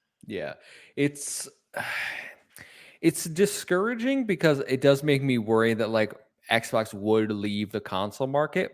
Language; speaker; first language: English; native; English